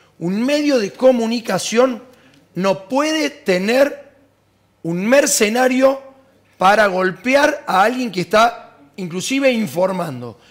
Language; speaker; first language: Spanish; native; Spanish